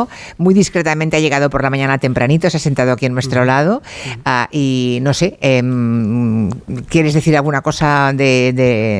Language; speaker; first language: Spanish; native; Spanish